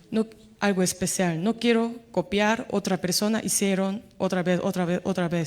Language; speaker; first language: Spanish; non-native, fluent; Korean